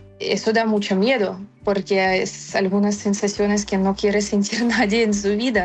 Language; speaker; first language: Spanish; non-native, fluent; Ukrainian